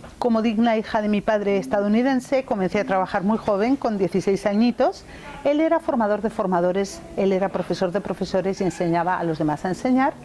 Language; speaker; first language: Spanish; early bilingual, other home language; English